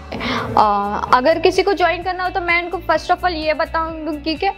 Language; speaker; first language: Hindi; non-native, local second language; Urdu